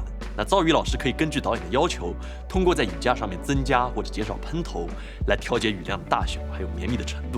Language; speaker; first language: Chinese; native; Chinese